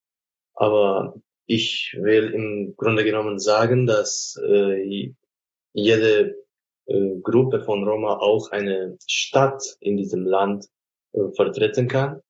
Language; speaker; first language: German; non-native, fluent; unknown